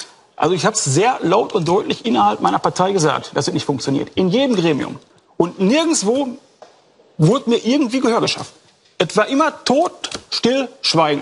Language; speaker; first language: German; native; German